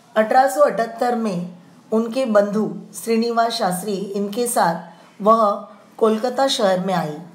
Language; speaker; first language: Hindi; non-native, local second language; Marathi